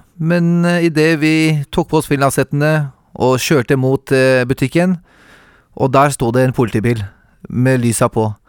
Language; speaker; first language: Norwegian; early bilingual, other home language; Kurdish